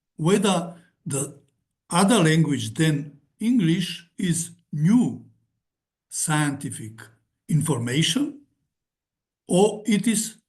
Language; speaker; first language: English; non-native, fluent; Macedonian